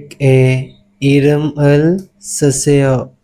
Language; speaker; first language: Korean; non-native, fluent; Sinhala